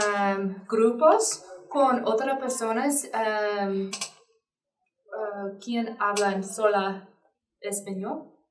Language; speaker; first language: Spanish; non-native, learner; English